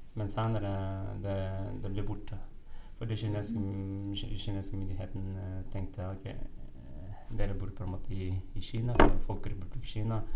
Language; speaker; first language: Norwegian; non-native, fluent; Uyghur